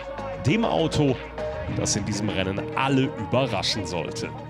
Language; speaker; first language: German; native; German